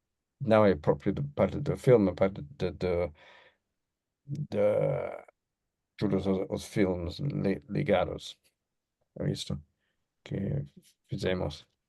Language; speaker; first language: Portuguese; non-native, learner; English